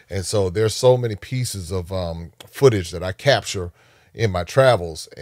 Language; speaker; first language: English; native; English